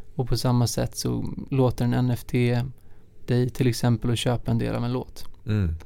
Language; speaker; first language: Swedish; native; Swedish